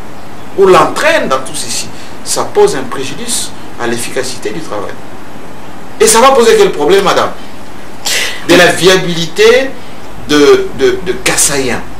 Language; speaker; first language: French; non-native, local second language; Luba-Lulua